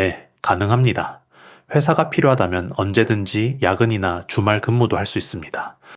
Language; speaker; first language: Korean; non-native, fluent; Urdu